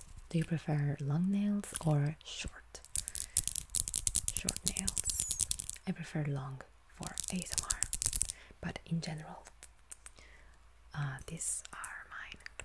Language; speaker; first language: English; non-native, fluent; Italian